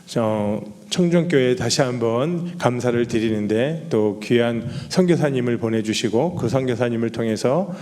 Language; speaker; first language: Korean; native; Korean